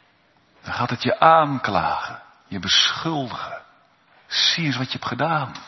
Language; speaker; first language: Dutch; native; Dutch